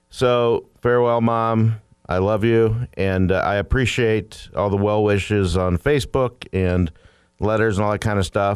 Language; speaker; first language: English; native; English